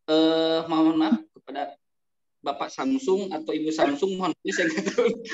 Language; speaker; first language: Indonesian; native; Indonesian